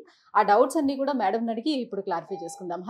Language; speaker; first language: Telugu; native; Telugu